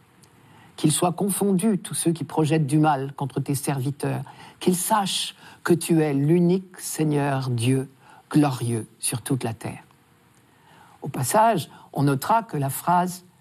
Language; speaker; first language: French; native; French